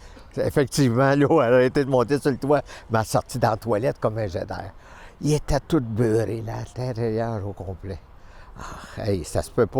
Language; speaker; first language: French; native; French